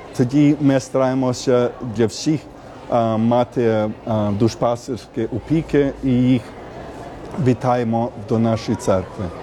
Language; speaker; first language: Ukrainian; early bilingual, heritage; Ukrainian